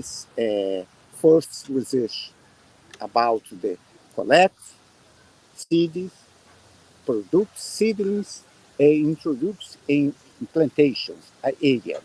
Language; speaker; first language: English; non-native, learner; Portuguese